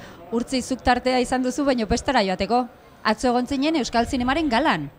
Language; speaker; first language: Basque; native; Basque